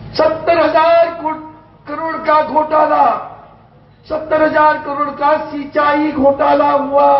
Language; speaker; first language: Hindi; non-native, local second language; Marathi